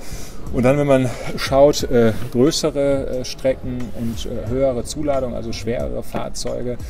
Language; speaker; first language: German; native; German